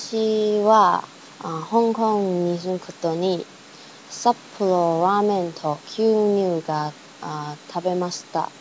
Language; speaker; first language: Japanese; non-native, learner; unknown